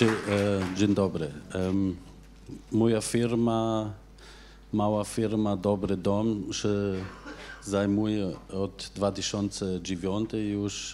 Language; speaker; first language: Polish; non-native, fluent; German